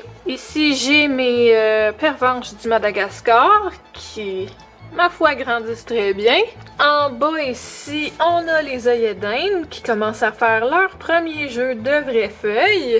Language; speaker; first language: French; native; French